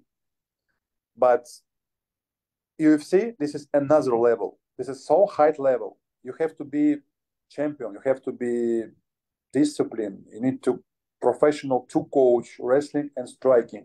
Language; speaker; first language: English; non-native, learner; Ukrainian